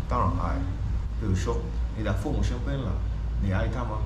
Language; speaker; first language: Chinese; non-native, fluent; Spanish